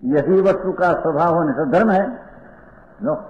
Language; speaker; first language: Hindi; non-native, local second language; Gujarati